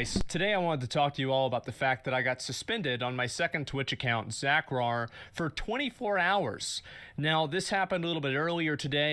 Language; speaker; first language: English; native; English